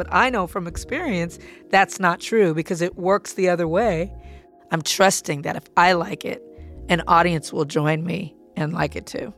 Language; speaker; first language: English; native; English